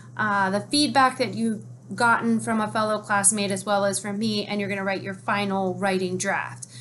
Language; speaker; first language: English; native; English